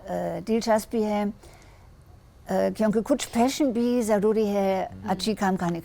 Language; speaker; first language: Hindi; non-native, learner; German